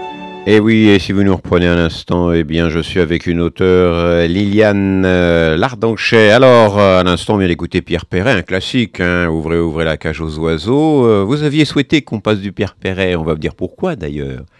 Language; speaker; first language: French; native; French